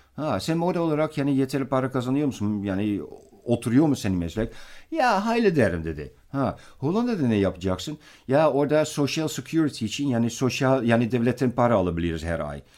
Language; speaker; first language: Turkish; non-native, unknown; Dutch